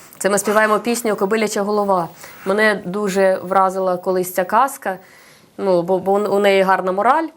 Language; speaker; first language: Ukrainian; non-native, local second language; Russian